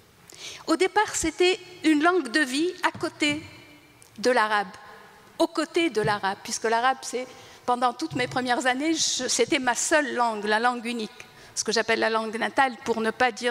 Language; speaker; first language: French; non-native, local second language; Arabic